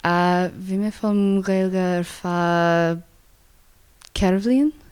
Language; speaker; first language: Irish; non-native, learner; English